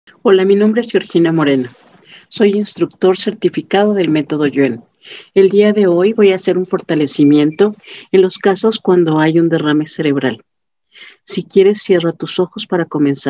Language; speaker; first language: Spanish; native; Spanish